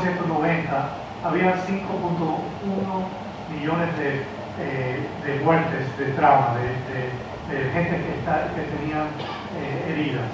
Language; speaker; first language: Spanish; early bilingual, heritage; Spanish